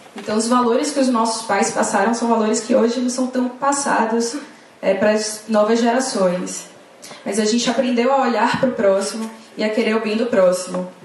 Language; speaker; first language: Portuguese; native; Portuguese